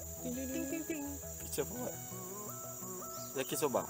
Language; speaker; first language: English; non-native, learner; Malay